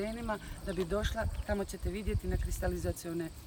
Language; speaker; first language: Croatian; non-native, fluent; German